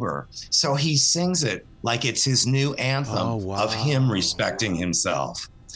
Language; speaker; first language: English; native; English